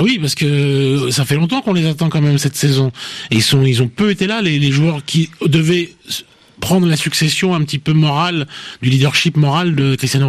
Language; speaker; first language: French; native; French